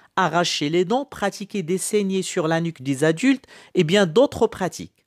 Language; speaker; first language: French; non-native, local second language; Arabic